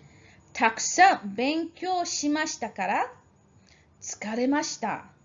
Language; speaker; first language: Japanese; non-native, fluent; English